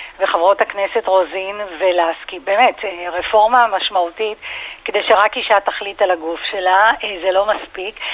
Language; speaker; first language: Hebrew; early bilingual, other home language; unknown